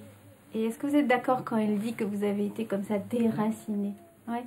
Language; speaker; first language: French; native; French